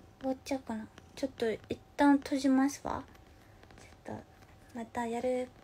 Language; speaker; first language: Japanese; native; Japanese